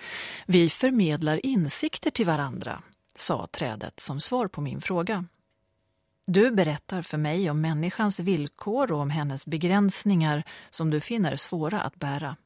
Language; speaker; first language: Swedish; native; Swedish